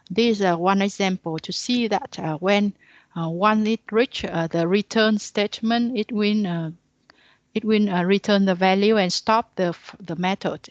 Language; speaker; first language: English; non-native, learner; Vietnamese